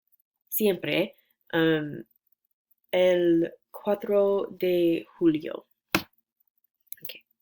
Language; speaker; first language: Spanish; non-native, learner; English